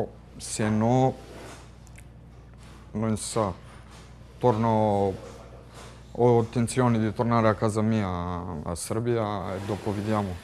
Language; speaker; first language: Italian; non-native, fluent; Serbian